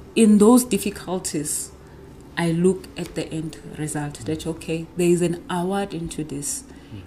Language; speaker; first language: English; non-native, local second language; Zulu